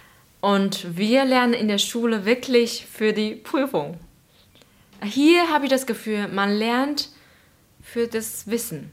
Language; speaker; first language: German; non-native, fluent; Chinese